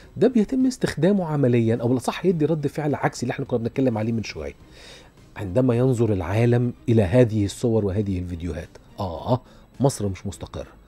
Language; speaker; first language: Arabic; native; Arabic